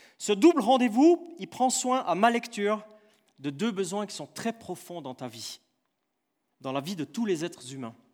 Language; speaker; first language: French; native; French